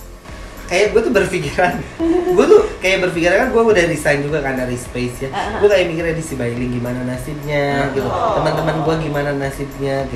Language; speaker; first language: Indonesian; native; Indonesian